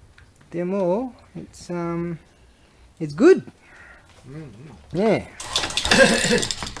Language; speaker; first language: Japanese; non-native, learner; English